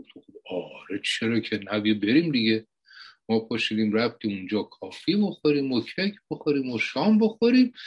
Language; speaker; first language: Persian; native; Persian